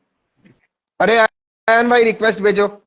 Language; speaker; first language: Hindi; native; Hindi